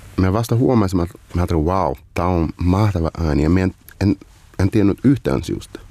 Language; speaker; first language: Finnish; non-native, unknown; Portuguese